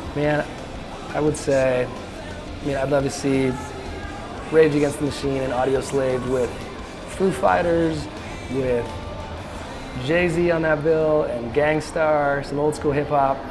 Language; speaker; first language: English; native; English